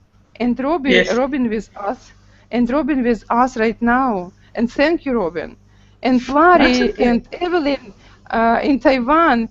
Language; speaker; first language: English; non-native, learner; Russian